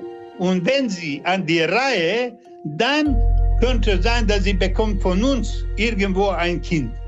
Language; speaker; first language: German; non-native, learner; Serbian